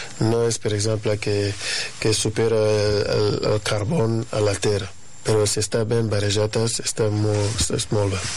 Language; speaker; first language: Catalan; non-native, fluent; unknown